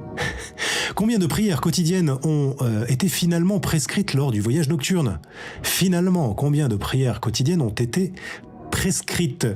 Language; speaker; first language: French; native; French